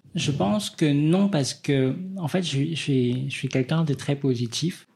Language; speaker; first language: French; early bilingual, other home language; Vietnamese